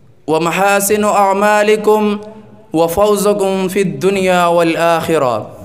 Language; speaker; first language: Arabic; non-native, fluent; Urdu